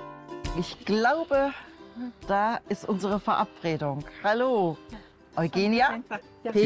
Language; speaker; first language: German; native; German